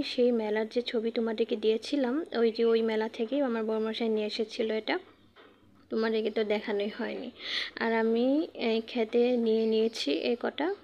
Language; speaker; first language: Bangla; non-native, local second language; Garo